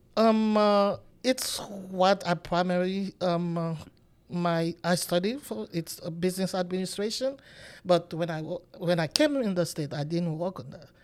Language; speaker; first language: English; non-native, learner; Haitian Creole